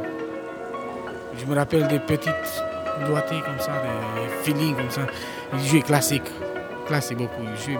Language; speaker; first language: French; non-native, learner; Romanian